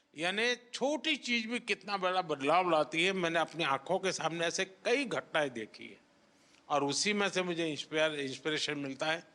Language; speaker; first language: Hindi; native; Hindi